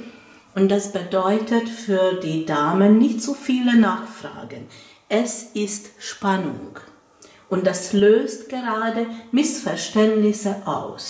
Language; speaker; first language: German; non-native, fluent; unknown